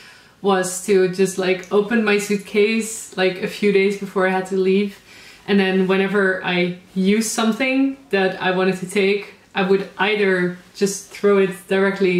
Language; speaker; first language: English; non-native, fluent; Dutch